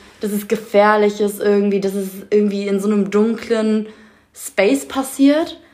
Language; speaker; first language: German; native; German